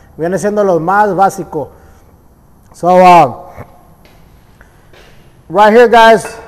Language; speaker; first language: Spanish; early bilingual, heritage; Spanish